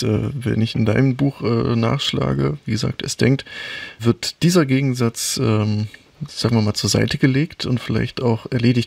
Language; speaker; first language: German; native; German